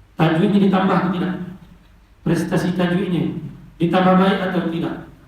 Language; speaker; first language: Malay; native; Malay